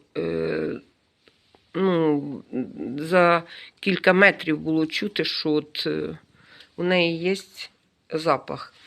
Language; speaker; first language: Ukrainian; native; Ukrainian